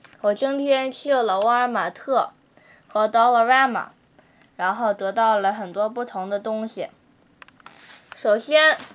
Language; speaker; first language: Chinese; early bilingual, heritage; English